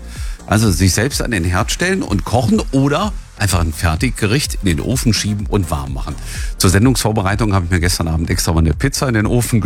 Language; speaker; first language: German; native; German